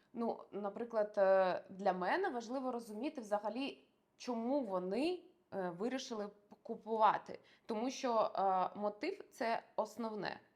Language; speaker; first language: Ukrainian; non-native, local second language; Russian